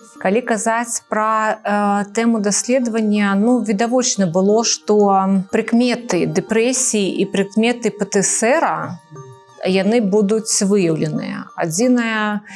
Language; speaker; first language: Belarusian; non-native, local second language; Russian